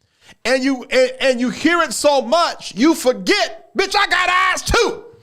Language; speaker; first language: English; native; English